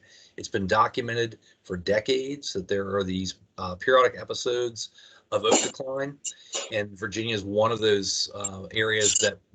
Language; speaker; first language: English; native; English